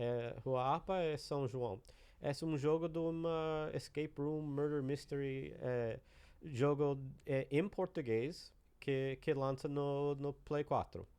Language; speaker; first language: Portuguese; non-native, learner; English